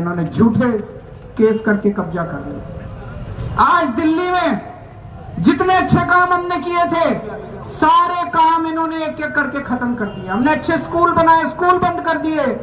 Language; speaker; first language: Hindi; native; Hindi